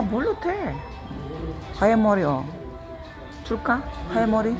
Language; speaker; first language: Korean; non-native, learner; Filipino